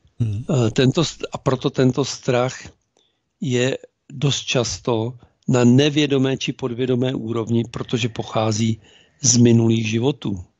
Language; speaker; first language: Czech; native; Czech